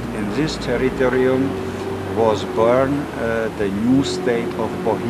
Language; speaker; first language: English; non-native, fluent; Czech